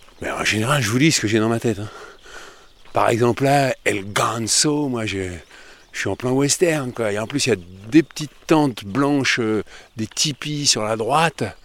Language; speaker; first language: French; native; French